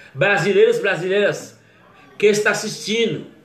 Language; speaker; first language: Portuguese; non-native, learner; Haitian Creole